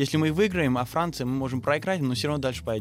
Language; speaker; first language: Russian; early bilingual, heritage; Russian